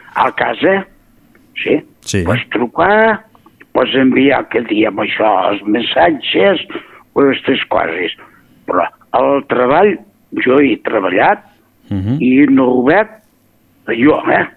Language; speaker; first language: Catalan; native; Catalan